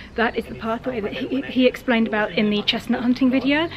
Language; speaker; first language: English; native; English